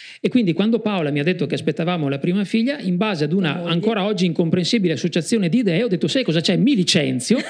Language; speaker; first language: Italian; native; Italian